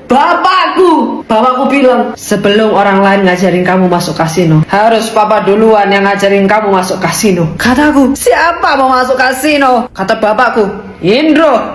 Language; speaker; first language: Indonesian; native; Indonesian